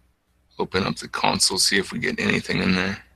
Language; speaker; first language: English; native; English